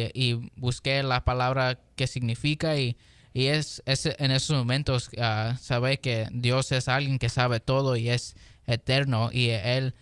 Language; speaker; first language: Spanish; early bilingual, heritage; Spanish